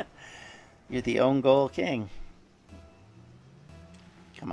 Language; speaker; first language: English; native; English